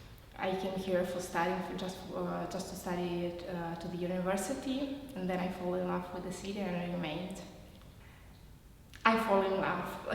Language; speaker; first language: English; non-native, fluent; Russian